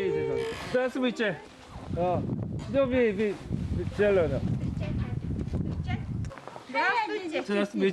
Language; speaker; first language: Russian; non-native, learner; Korean